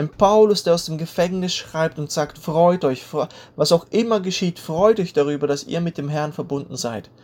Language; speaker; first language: German; native; German